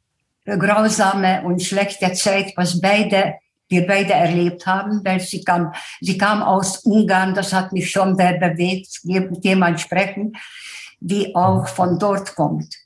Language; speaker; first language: German; non-native, fluent; Hungarian